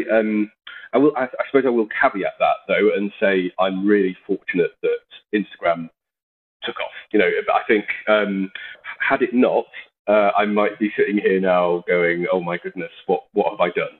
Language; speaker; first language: English; native; English